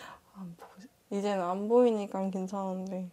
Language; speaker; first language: Korean; native; Korean